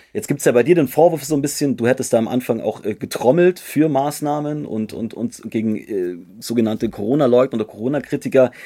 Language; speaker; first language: German; native; German